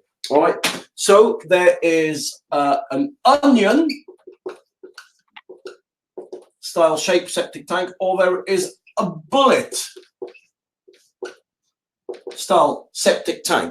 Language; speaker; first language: English; native; English